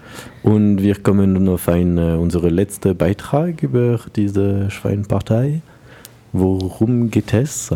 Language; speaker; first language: German; non-native, learner; French